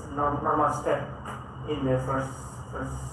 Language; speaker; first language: English; non-native, learner; Indonesian